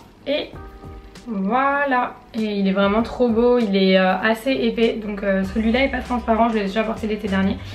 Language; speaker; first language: French; native; French